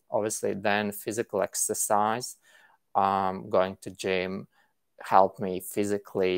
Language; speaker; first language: English; non-native, fluent; Latvian